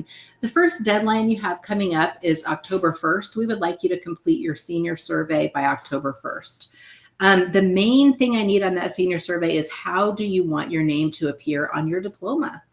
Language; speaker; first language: English; native; English